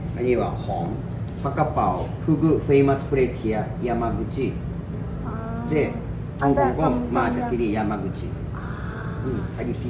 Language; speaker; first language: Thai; non-native, learner; Japanese